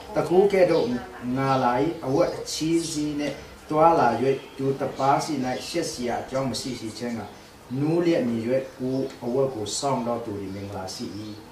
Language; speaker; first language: Burmese; non-native, local second language; Tedim Chin